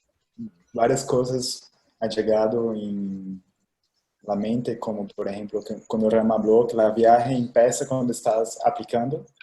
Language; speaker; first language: Spanish; non-native, fluent; Portuguese